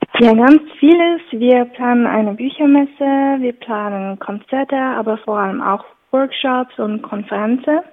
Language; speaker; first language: German; non-native, local second language; French